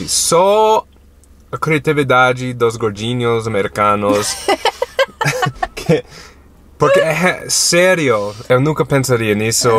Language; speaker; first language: Portuguese; non-native, fluent; English